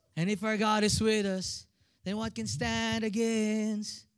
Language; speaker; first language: English; non-native, local second language; Filipino